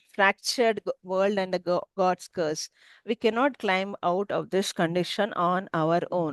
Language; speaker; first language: English; non-native, local second language; Telugu